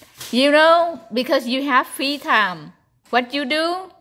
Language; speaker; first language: English; non-native, learner; Vietnamese